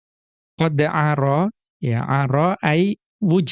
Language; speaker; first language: Arabic; non-native, fluent; Indonesian